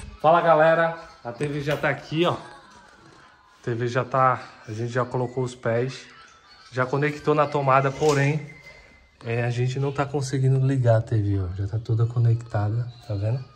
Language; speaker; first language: Portuguese; native; Portuguese